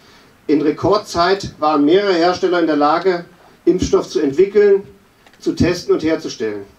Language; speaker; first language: German; native; German